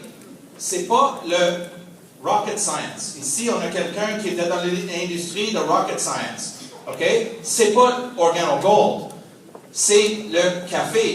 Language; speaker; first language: French; non-native, fluent; English